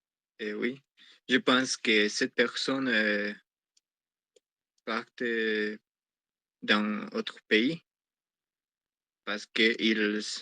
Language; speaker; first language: French; non-native, learner; Spanish